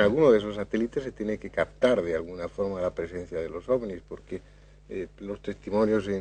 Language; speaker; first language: Spanish; native; Spanish